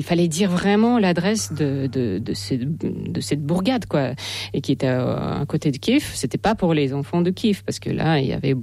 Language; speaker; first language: French; non-native, fluent; Russian